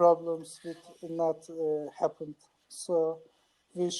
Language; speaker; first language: English; non-native, learner; Turkish